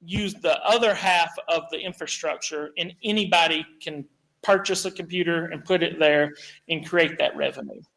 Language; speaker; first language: English; native; English